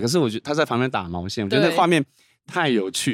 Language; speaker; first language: Chinese; native; Chinese